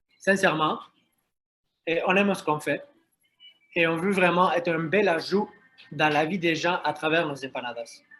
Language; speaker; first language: French; non-native, fluent; Spanish